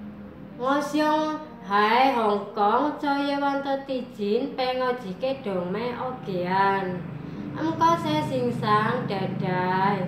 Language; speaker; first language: Cantonese; non-native, learner; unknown